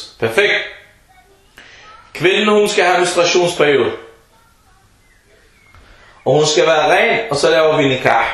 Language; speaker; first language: Danish; early bilingual, other home language; Arabic